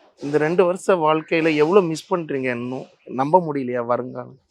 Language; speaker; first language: Tamil; native; Tamil